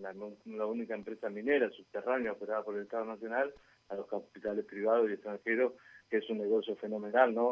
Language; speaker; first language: Spanish; native; Spanish